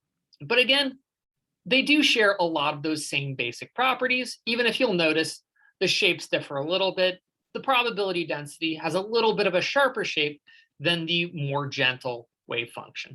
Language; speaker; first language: English; native; English